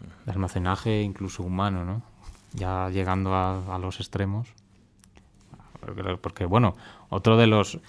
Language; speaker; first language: Spanish; native; Spanish